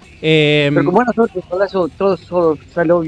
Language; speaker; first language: Spanish; early bilingual, heritage; English